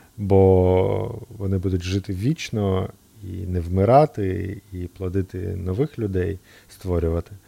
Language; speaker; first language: Ukrainian; native; Ukrainian